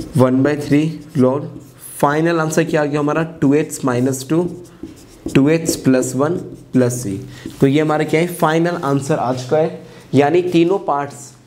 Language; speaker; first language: Hindi; native; Hindi